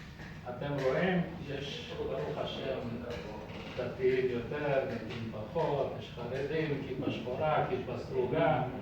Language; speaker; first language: Hebrew; early bilingual, other home language; Persian